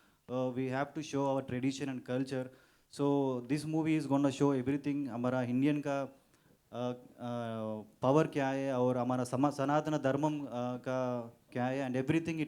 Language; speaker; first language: Hindi; non-native, local second language; Telugu